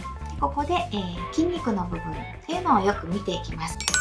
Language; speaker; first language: Japanese; native; Japanese